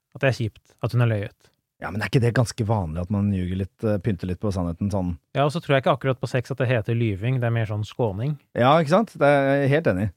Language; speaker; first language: Norwegian; early bilingual, other home language; Persian